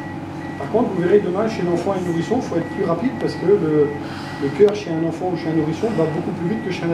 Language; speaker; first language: French; native; French